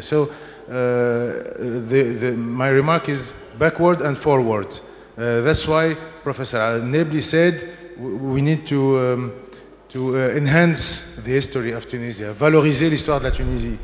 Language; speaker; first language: English; non-native, fluent; Arabic